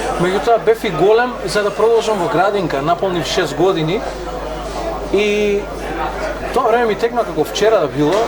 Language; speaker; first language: Macedonian; non-native, local second language; Romany